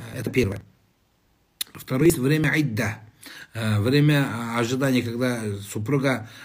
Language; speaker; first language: Russian; non-native, local second language; Kazakh